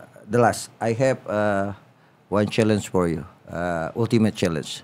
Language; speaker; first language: English; non-native, learner; Indonesian